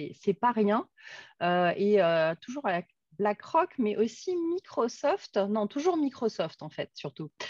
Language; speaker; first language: French; native; French